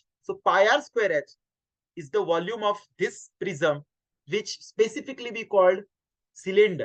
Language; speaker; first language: English; non-native, local second language; Hindi